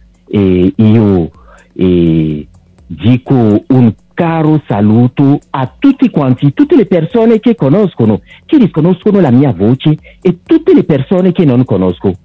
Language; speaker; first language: Italian; non-native, local second language; French